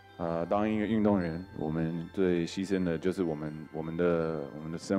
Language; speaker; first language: Chinese; early bilingual, heritage; English